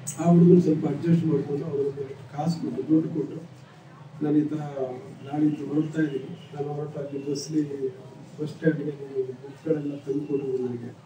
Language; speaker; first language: Kannada; native; Kannada